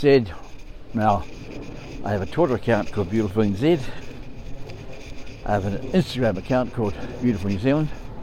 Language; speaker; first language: English; native; English